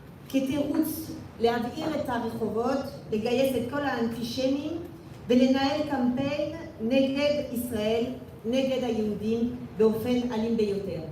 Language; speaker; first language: Hebrew; non-native, fluent; French